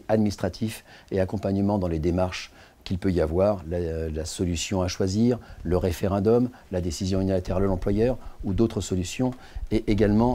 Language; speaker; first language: French; native; French